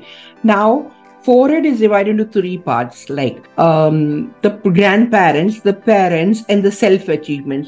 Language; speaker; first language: English; non-native, local second language; Gujarati